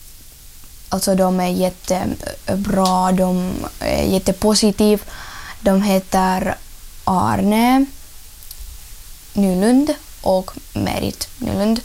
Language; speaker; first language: Swedish; non-native, learner; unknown